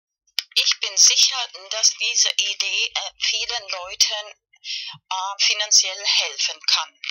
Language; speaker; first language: German; non-native, fluent; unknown